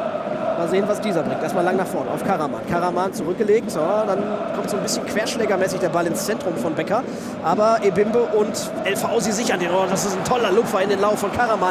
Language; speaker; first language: German; native; German